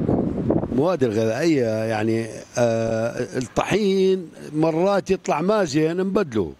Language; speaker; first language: Arabic; native; Arabic